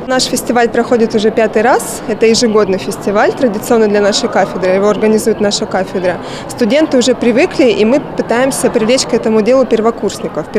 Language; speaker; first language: Russian; native; Russian